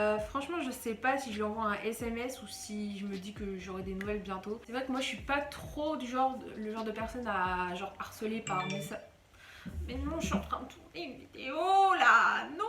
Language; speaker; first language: French; native; French